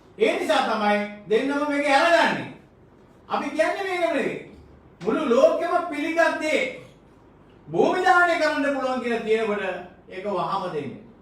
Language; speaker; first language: Sinhala; non-native, local second language; Tamil